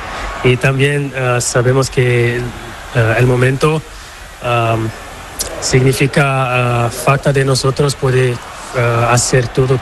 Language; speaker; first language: Spanish; non-native, learner; Portuguese